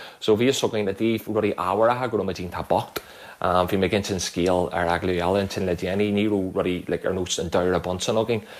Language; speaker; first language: Irish; native; Irish